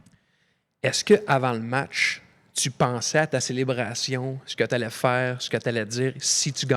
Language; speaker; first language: French; native; French